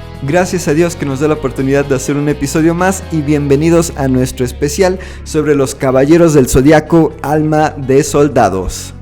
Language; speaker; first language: Spanish; native; Spanish